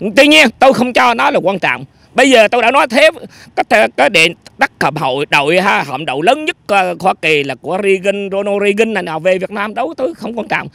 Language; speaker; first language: Vietnamese; native; Vietnamese